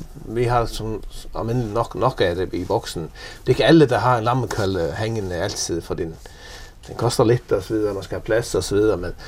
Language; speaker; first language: Danish; non-native, local second language; Faroese